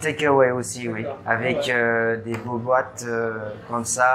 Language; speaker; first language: French; non-native, learner; Vietnamese